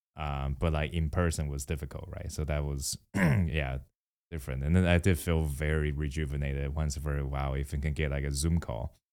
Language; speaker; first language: English; non-native, fluent; Chinese